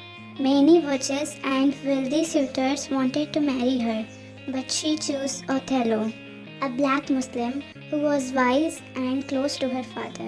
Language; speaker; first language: English; non-native, local second language; Hindi